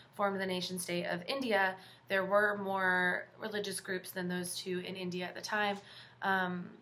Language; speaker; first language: English; native; English